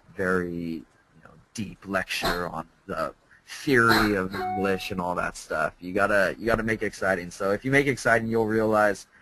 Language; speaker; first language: English; native; English